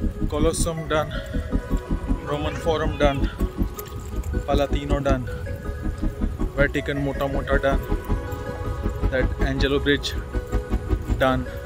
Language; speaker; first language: English; non-native, local second language; Hindi